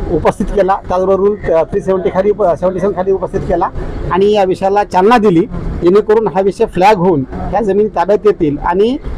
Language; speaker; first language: Marathi; native; Marathi